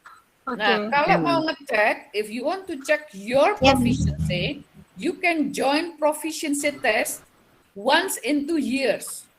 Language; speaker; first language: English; non-native, fluent; Javanese